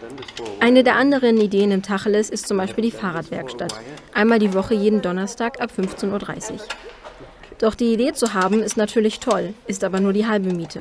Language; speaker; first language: German; native; German